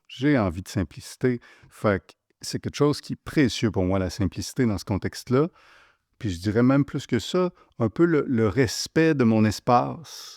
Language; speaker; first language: French; native; French